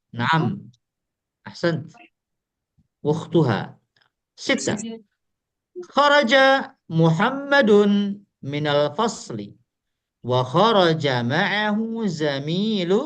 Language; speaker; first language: Arabic; non-native, fluent; Indonesian